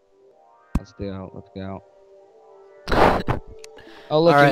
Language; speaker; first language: English; native; English